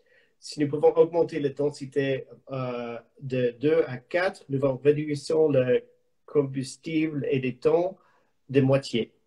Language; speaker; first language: French; non-native, learner; English